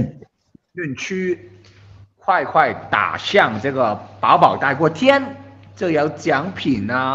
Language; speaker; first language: Chinese; non-native, local second language; Cantonese